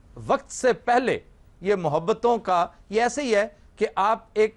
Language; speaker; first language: Urdu; native; Urdu